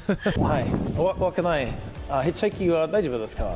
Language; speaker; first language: Japanese; non-native, learner; English